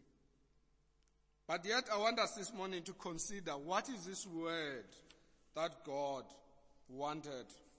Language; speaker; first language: English; non-native, local second language; Xhosa